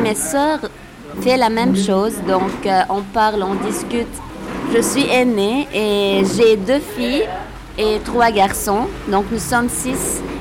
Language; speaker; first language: French; non-native, local second language; Arabic